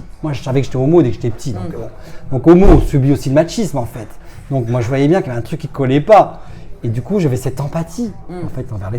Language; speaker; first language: French; native; French